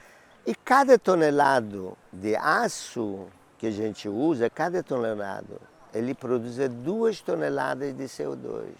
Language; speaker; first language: Portuguese; non-native, learner; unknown